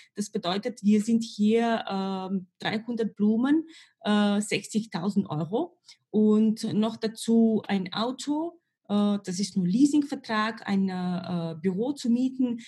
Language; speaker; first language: German; non-native, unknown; Slovenian